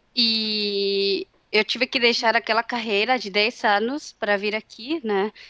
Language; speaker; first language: Portuguese; non-native, fluent; Spanish